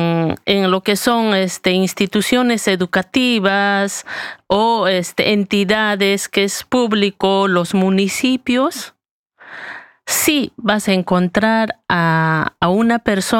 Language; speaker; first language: Spanish; native; Spanish